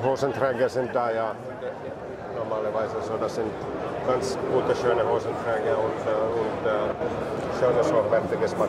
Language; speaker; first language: German; non-native, fluent; Finnish